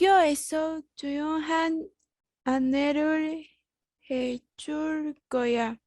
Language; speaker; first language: Korean; non-native, learner; Spanish